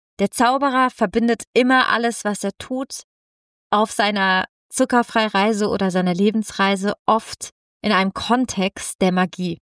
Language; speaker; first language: German; non-native, fluent; Italian